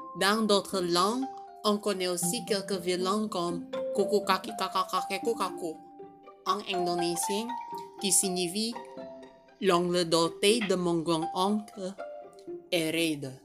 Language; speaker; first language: French; non-native, fluent; Indonesian